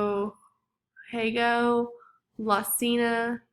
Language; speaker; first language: Spanish; non-native, learner; English